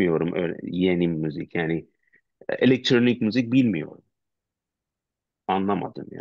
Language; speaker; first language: Turkish; non-native, learner; Persian